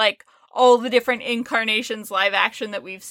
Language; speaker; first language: English; native; English